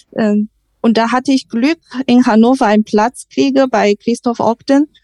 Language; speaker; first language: German; non-native, learner; Chinese